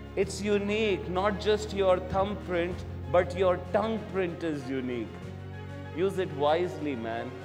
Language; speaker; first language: English; non-native, local second language; Urdu